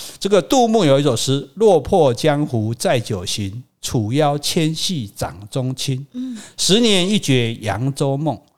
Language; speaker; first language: Chinese; native; Chinese